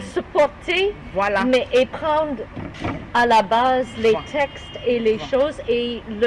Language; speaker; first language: French; non-native, learner; English